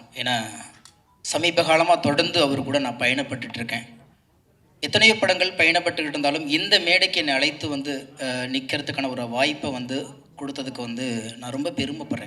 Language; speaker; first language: Tamil; native; Tamil